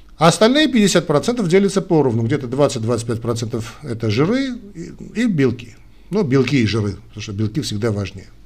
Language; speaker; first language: Russian; non-native, local second language; Armenian